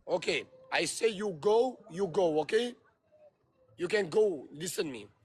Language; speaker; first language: English; non-native, learner; Albanian